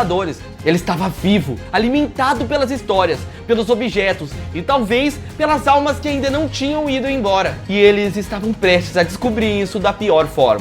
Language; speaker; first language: Portuguese; native; Portuguese